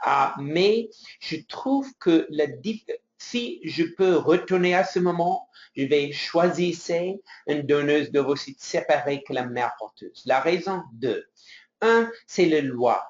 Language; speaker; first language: French; non-native, fluent; English